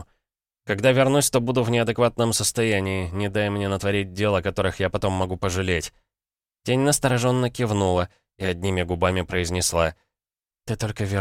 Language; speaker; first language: Russian; native; Russian